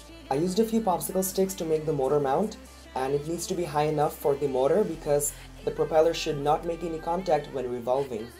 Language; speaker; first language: English; non-native, fluent; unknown